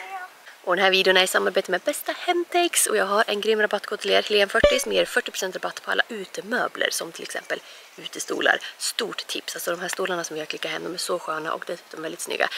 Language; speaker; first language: Swedish; native; Swedish